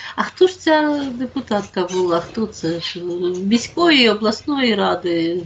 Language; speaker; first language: Ukrainian; native; Ukrainian